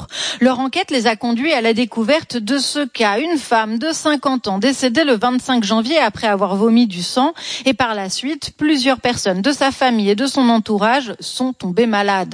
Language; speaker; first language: French; native; French